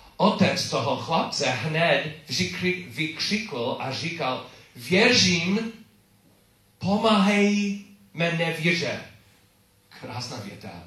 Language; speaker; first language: Czech; non-native, learner; English